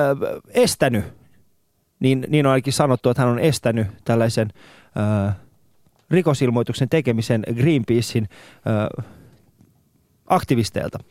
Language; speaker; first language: Finnish; early bilingual, other home language; Persian